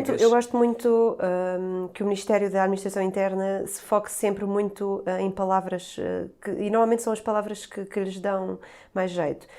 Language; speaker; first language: Portuguese; native; Portuguese